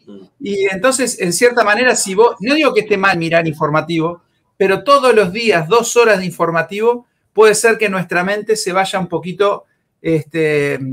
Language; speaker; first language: Spanish; native; Spanish